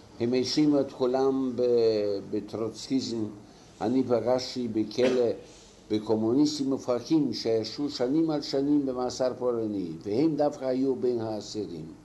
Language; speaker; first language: Hebrew; non-native, fluent; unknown